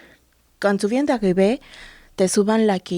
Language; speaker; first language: French; non-native, fluent; Spanish